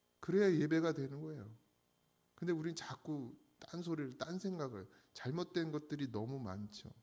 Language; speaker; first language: Korean; native; Korean